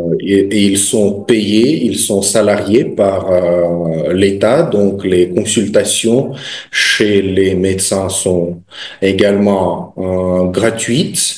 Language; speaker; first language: French; non-native, fluent; Russian